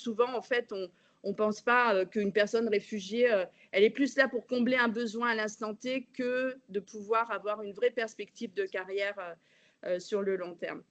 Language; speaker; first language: French; native; French